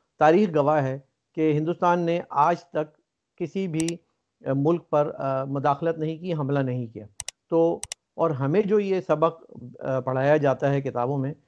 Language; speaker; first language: Urdu; native; Urdu